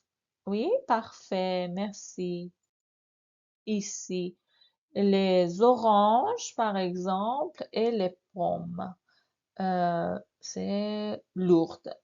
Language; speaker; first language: French; non-native, fluent; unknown